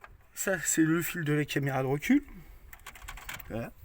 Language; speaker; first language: French; native; French